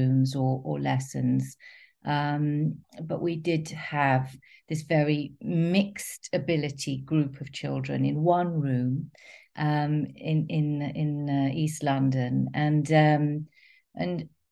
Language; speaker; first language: English; native; English